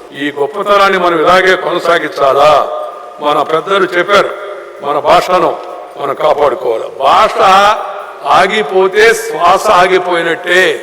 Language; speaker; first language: Telugu; native; Telugu